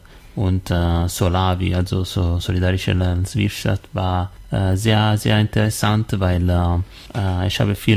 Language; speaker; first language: German; non-native, learner; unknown